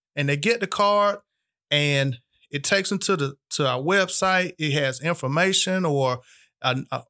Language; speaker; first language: English; native; English